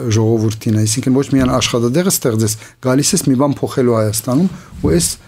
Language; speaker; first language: Armenian; early bilingual, heritage; Armenian